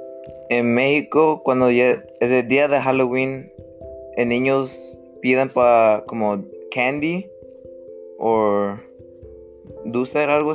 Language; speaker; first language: Spanish; early bilingual, heritage; Spanish